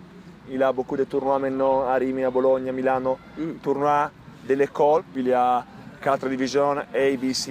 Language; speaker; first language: French; non-native, learner; Italian